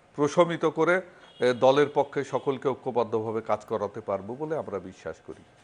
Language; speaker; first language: Bangla; native; Bangla